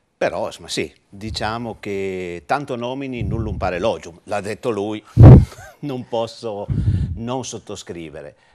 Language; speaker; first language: Italian; native; Italian